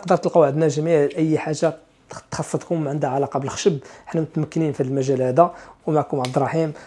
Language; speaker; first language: Arabic; native; Arabic